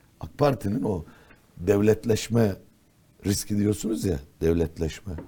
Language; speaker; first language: Turkish; non-native, local second language; Kurdish